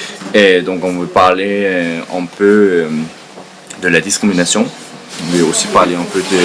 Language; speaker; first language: French; non-native, fluent; Danish